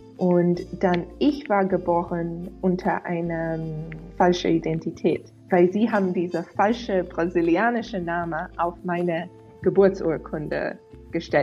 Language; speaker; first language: German; non-native, fluent; English